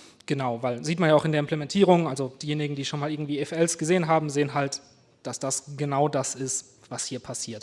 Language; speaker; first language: German; native; German